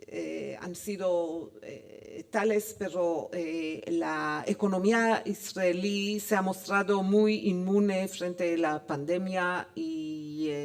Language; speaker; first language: Spanish; non-native, fluent; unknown